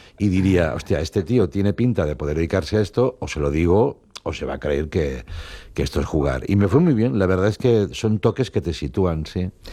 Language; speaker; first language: Spanish; non-native, local second language; Catalan